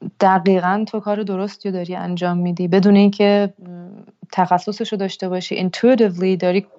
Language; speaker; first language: Persian; early bilingual, heritage; Persian